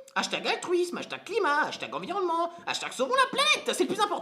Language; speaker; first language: French; native; French